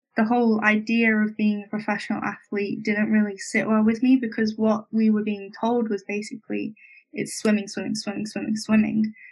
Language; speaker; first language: English; native; English